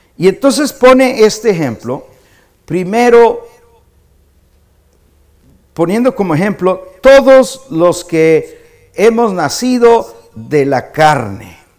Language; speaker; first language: Spanish; native; Spanish